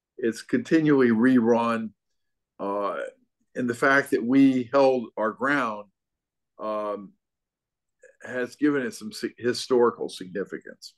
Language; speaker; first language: English; native; English